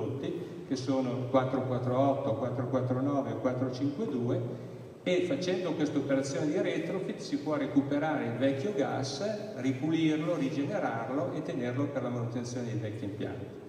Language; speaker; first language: Italian; native; Italian